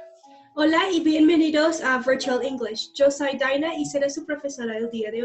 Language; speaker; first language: Spanish; non-native, fluent; English